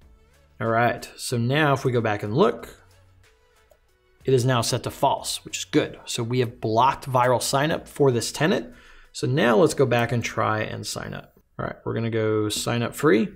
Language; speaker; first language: English; native; English